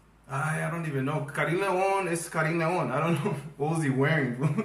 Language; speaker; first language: English; early bilingual, other home language; Spanish